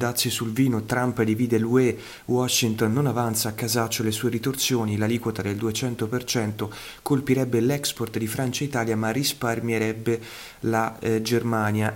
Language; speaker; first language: Italian; native; Italian